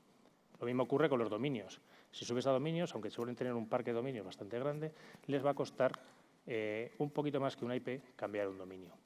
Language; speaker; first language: Spanish; native; Spanish